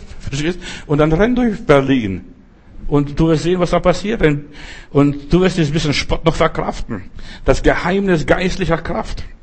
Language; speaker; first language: German; non-native, fluent; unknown